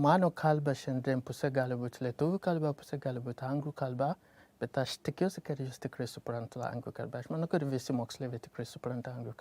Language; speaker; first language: Lithuanian; non-native, learner; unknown